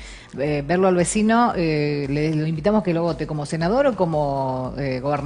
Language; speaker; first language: Spanish; native; Spanish